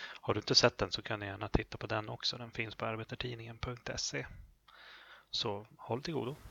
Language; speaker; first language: Swedish; native; Swedish